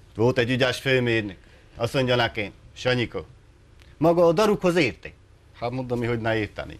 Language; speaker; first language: Hungarian; native; Hungarian